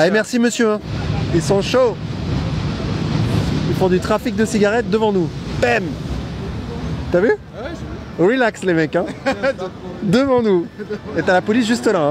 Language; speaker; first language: French; native; French